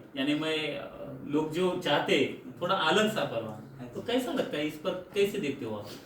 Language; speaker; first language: Hindi; non-native, local second language; Marathi